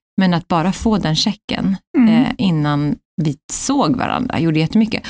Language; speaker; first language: Swedish; early bilingual, other home language; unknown